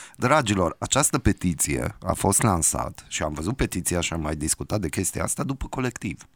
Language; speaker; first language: Romanian; native; Romanian